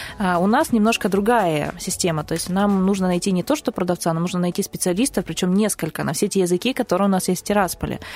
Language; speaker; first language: Russian; native; Russian